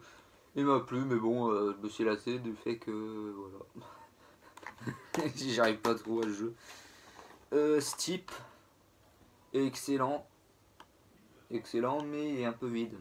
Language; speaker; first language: French; native; French